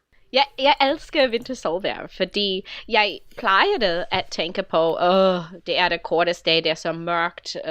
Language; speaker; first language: Danish; non-native, fluent; English